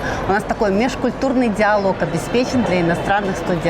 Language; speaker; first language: Russian; native; Russian